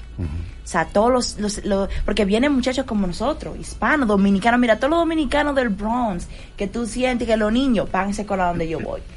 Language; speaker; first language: Spanish; native; Spanish